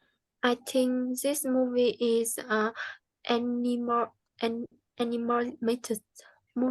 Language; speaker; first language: English; non-native, learner; Vietnamese